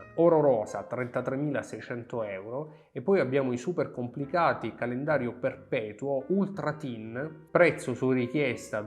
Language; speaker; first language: Italian; native; Italian